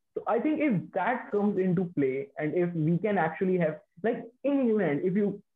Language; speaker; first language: English; non-native, local second language; Hindi